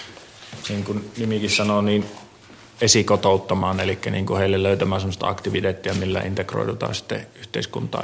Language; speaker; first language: Finnish; native; Finnish